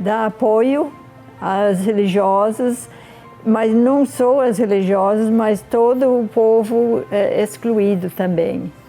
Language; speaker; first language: Portuguese; non-native, fluent; English